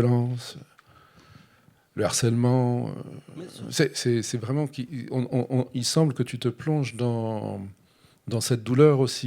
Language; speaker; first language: French; native; French